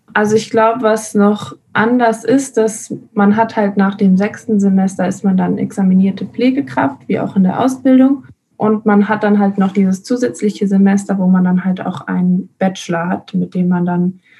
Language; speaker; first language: German; non-native, fluent; Spanish